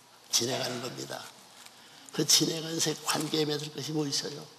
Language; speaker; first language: Korean; native; Korean